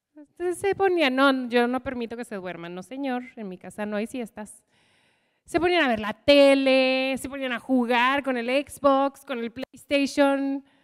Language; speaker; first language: Spanish; non-native, fluent; English